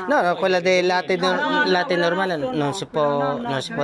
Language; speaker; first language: Italian; non-native, learner; Filipino